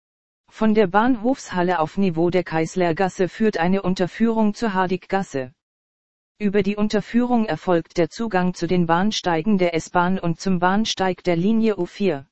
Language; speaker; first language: German; native; German